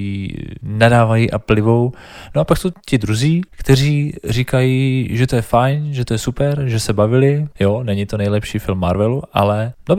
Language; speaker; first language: Czech; native; Czech